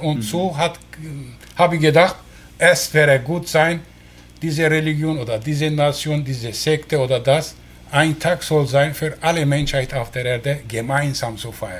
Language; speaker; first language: German; non-native, learner; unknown